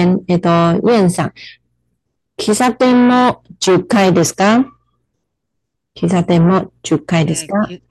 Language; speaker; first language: Japanese; non-native, fluent; Chinese